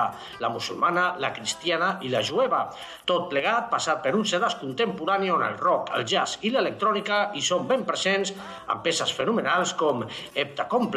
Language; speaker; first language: Catalan; native; Catalan